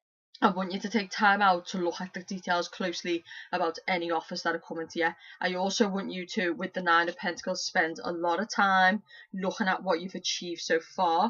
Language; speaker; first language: English; native; English